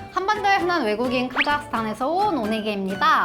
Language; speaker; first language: Korean; non-native, fluent; Kazakh